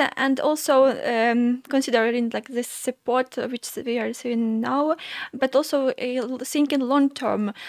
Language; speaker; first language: English; non-native, fluent; Ukrainian